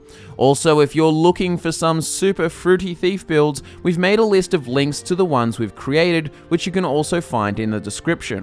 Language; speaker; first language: English; native; English